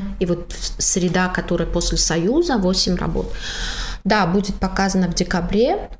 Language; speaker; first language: Russian; non-native, local second language; Tajik